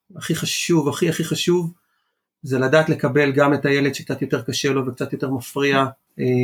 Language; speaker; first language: Hebrew; early bilingual, other home language; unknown